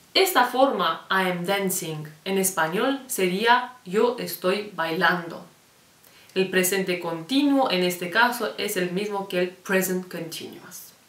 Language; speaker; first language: Spanish; non-native, fluent; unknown